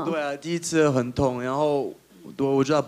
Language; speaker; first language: Chinese; non-native, learner; French